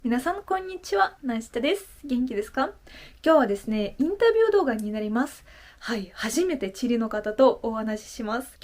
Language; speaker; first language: Japanese; non-native, fluent; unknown